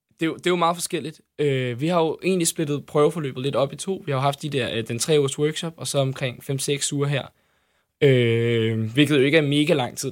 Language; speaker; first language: Danish; native; Danish